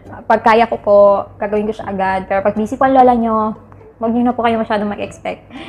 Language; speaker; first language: Filipino; native; Filipino